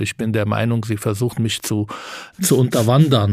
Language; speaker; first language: German; non-native, fluent; Arabic